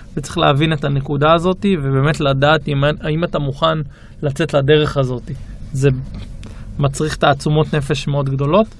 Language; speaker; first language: Hebrew; native; Hebrew